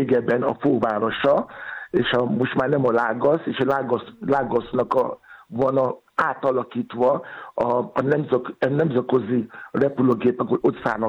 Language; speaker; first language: Hungarian; non-native, learner; Yoruba